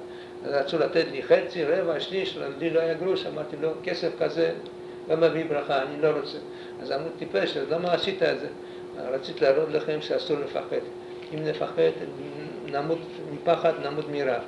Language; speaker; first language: Hebrew; non-native, fluent; Polish